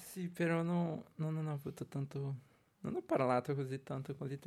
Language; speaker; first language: Italian; non-native, learner; Portuguese